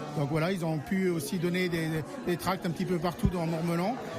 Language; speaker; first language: French; native; French